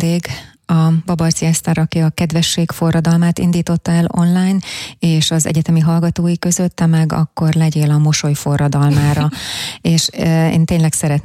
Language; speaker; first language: Hungarian; native; Hungarian